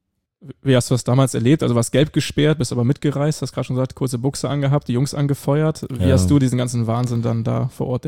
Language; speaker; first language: German; native; German